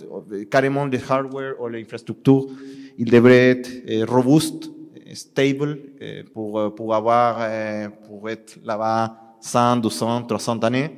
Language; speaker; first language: French; non-native, learner; Spanish